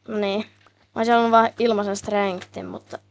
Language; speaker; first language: Finnish; native; Finnish